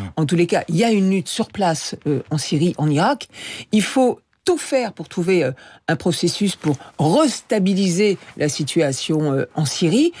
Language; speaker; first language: French; native; French